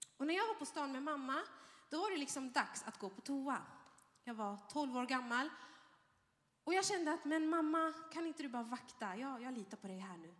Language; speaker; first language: Swedish; early bilingual, other home language; Arabic